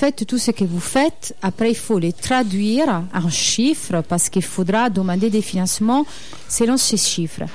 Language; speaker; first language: French; native; French